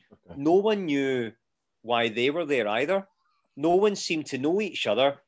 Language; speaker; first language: English; native; English